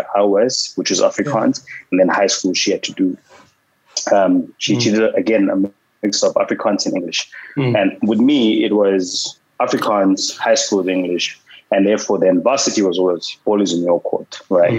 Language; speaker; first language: English; non-native, local second language; Xhosa